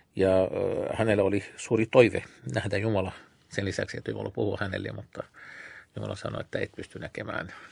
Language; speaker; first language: Finnish; non-native, fluent; Arabic